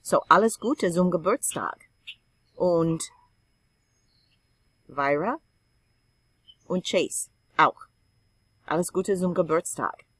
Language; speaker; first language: German; non-native, fluent; English